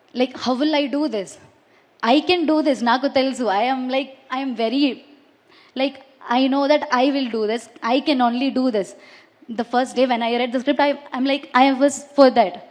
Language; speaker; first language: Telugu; non-native, learner; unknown